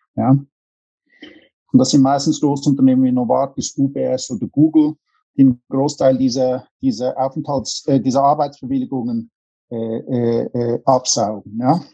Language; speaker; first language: German; native; German